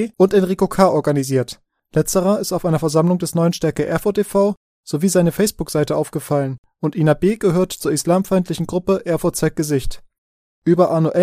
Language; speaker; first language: German; native; German